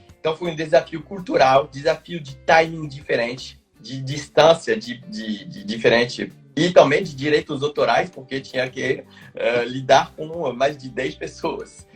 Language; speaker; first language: Portuguese; non-native, fluent; French